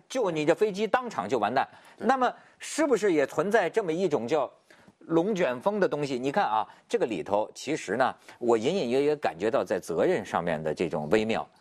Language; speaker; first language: Chinese; native; Chinese